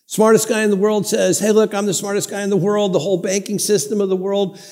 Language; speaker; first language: English; native; English